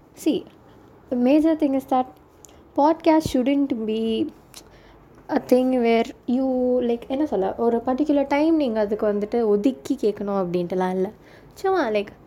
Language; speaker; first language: English; non-native, local second language; Tamil